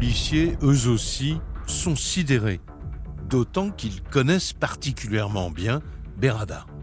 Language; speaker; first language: French; native; French